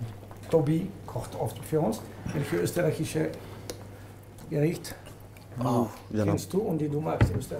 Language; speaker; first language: German; non-native, learner; French